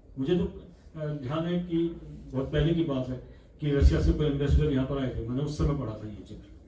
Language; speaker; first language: Hindi; native; Hindi